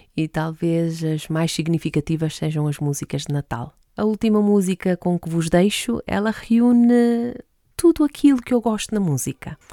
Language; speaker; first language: Portuguese; native; Portuguese